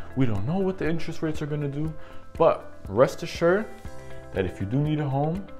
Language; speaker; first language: English; early bilingual, other home language; Spanish